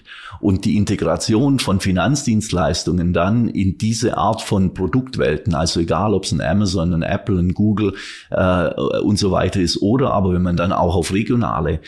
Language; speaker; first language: German; native; German